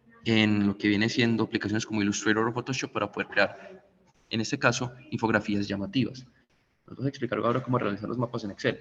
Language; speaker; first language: Spanish; native; Spanish